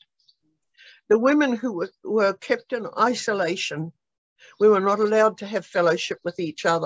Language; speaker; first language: English; native; English